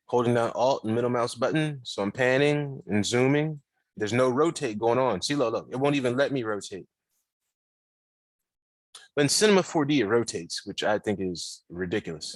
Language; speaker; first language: English; native; English